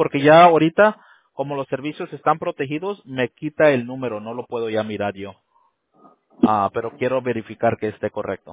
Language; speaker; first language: Spanish; native; Spanish